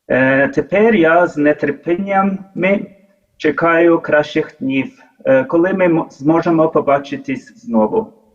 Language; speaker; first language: Ukrainian; non-native, learner; Norwegian